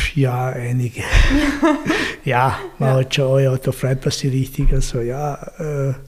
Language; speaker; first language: German; native; German